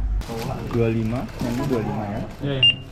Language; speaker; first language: Indonesian; non-native, learner; English